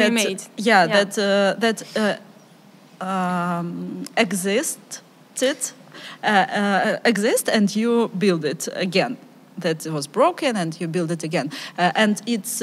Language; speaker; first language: English; non-native, learner; Ukrainian